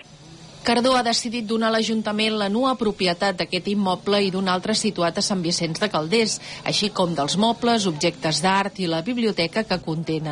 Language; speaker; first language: Catalan; native; Catalan